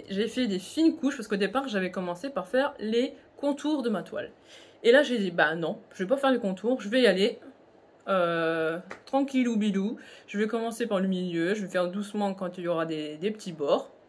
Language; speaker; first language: French; native; French